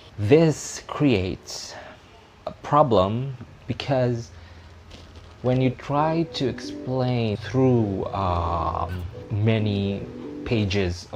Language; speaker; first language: English; non-native, fluent; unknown